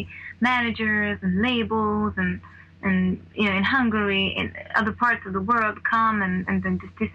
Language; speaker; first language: English; non-native, fluent; Hungarian